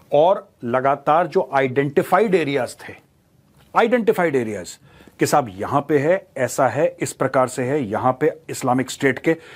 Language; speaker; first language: Hindi; native; Hindi